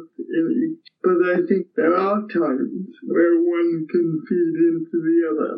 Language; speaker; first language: English; native; English